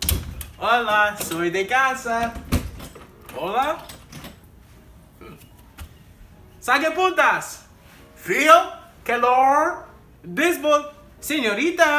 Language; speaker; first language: Spanish; non-native, learner; English